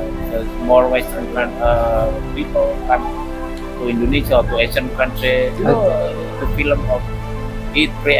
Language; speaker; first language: English; non-native, learner; Indonesian